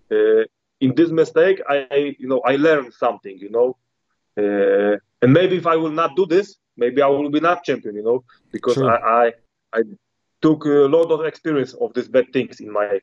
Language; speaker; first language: English; non-native, learner; Polish